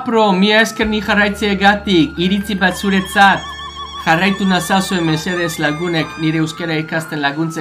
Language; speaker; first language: Basque; non-native, learner; English